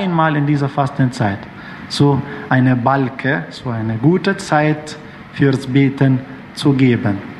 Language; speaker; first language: German; non-native, fluent; Arabic